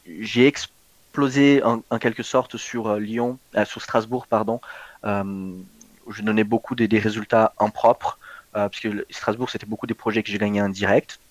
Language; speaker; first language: French; non-native, fluent; Portuguese